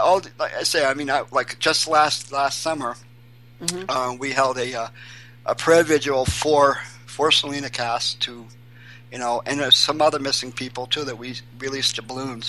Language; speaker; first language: English; native; English